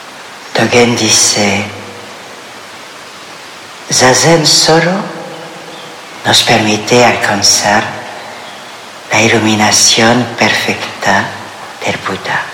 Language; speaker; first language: Spanish; non-native, fluent; French